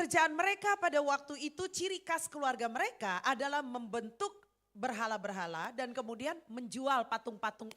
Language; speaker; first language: Indonesian; native; Indonesian